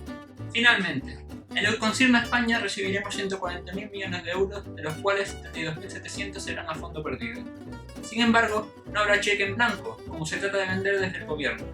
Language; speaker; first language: Spanish; native; Spanish